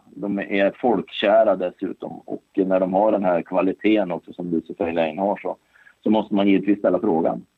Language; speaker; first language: Swedish; native; Swedish